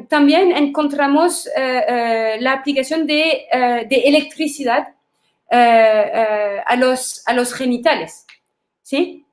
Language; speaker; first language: Spanish; non-native, fluent; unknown